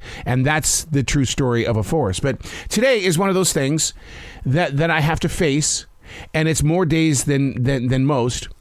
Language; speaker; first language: English; native; English